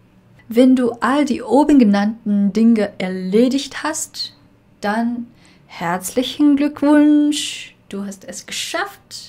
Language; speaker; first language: German; non-native, fluent; Chinese